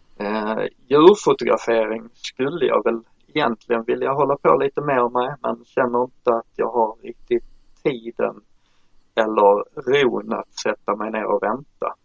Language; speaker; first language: Swedish; native; Swedish